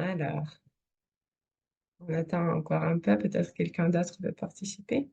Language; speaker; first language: French; non-native, fluent; Russian